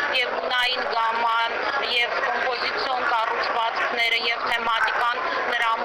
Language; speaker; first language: Armenian; early bilingual, heritage; Armenian